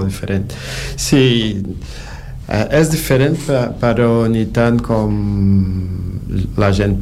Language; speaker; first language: Catalan; non-native, learner; Portuguese